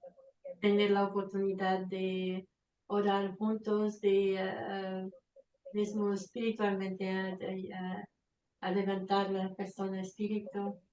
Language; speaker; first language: Spanish; non-native, fluent; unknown